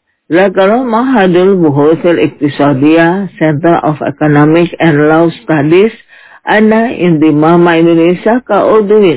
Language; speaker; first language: Arabic; non-native, fluent; Indonesian